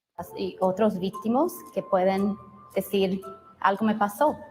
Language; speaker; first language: Spanish; early bilingual, other home language; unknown